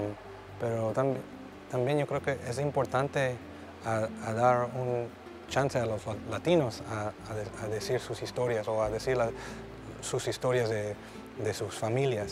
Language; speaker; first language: Spanish; early bilingual, heritage; English